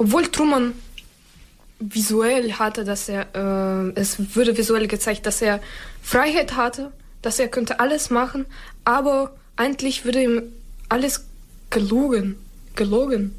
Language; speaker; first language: German; non-native, learner; Ukrainian